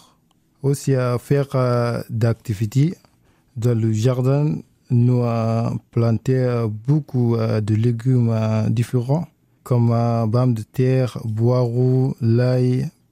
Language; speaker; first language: French; non-native, learner; Arabic